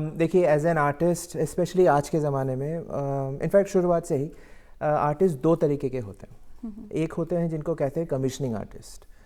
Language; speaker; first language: Hindi; non-native, local second language; Bangla